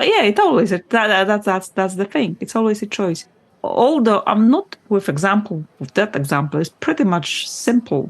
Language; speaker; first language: English; non-native, fluent; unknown